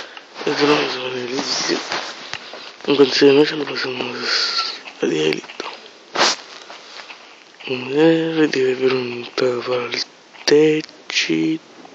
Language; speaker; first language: Spanish; native; Spanish